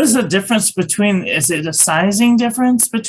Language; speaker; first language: English; native; English